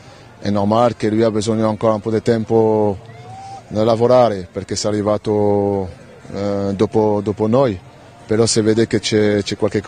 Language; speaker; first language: Italian; non-native, learner; French